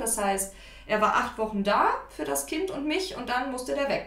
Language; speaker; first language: German; native; German